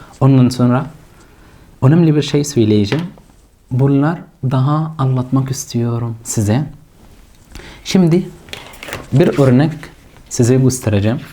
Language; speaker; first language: Turkish; non-native, fluent; Arabic